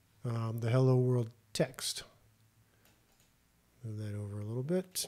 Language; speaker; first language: English; native; English